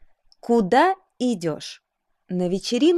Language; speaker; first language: Russian; non-native, fluent; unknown